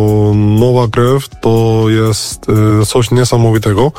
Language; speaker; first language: Polish; non-native, fluent; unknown